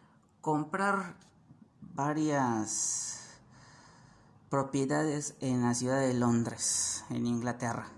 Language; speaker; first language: Spanish; native; Spanish